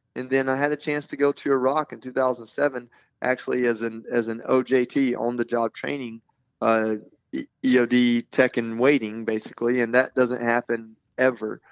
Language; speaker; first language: English; native; English